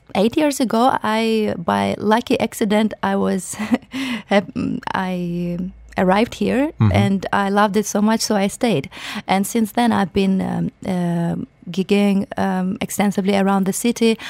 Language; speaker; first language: English; non-native, fluent; Ukrainian